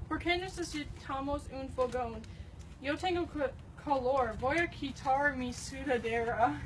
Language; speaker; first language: Spanish; non-native, learner; English